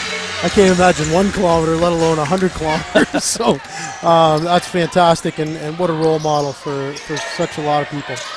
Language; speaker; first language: English; native; English